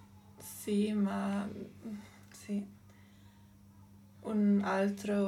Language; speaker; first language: Italian; non-native, local second language; German